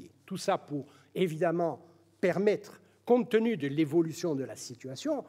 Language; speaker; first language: French; native; French